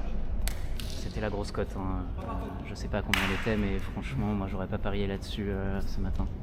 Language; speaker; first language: French; native; French